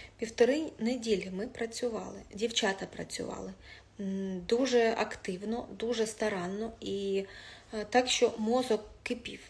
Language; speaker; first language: Ukrainian; non-native, local second language; Russian